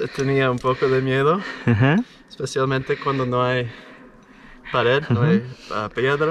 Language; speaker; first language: Spanish; non-native, learner; English